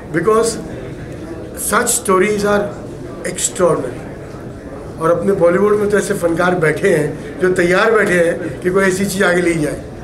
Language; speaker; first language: Hindi; native; Hindi